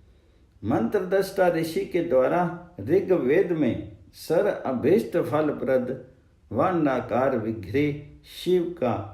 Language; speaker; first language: Hindi; native; Hindi